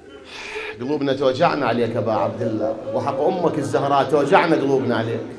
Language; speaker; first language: Arabic; native; Arabic